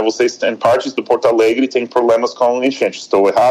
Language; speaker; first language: Portuguese; non-native, fluent; English